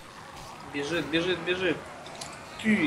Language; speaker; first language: Russian; native; Russian